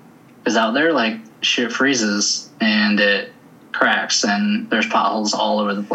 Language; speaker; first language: English; native; English